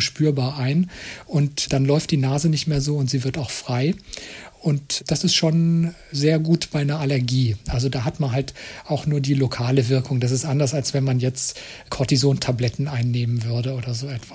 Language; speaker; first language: German; native; German